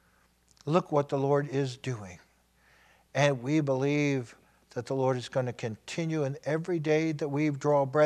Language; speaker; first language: English; native; English